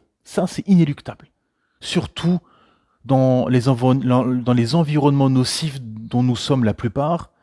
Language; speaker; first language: French; native; French